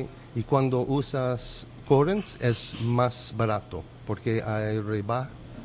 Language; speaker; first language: Spanish; non-native, learner; English